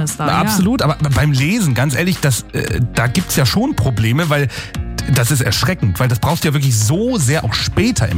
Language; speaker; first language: German; native; German